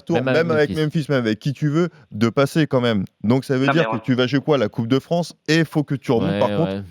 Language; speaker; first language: French; native; French